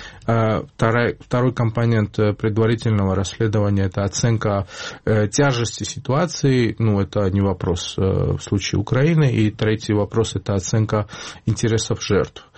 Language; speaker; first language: Russian; non-native, fluent; Georgian